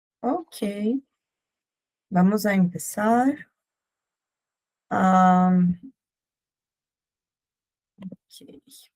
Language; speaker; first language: Spanish; non-native, learner; Portuguese